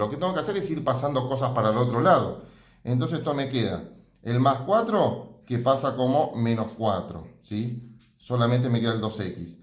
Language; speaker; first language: Spanish; native; Spanish